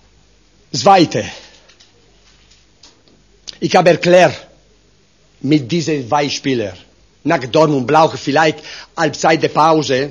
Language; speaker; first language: German; non-native, learner; Italian